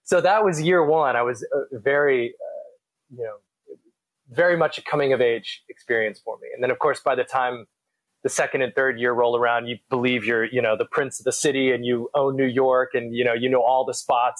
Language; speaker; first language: English; native; English